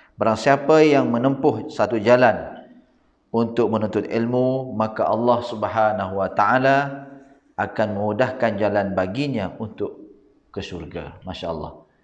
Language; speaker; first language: Malay; native; Malay